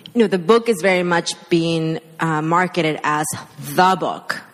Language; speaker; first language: English; early bilingual, other home language; Spanish